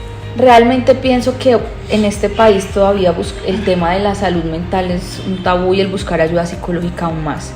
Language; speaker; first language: Spanish; native; Spanish